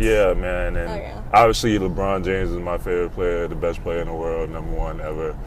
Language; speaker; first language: English; native; English